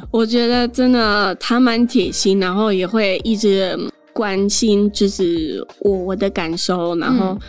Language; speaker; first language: Chinese; non-native, fluent; French